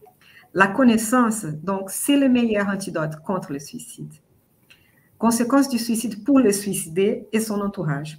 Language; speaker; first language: French; non-native, fluent; Portuguese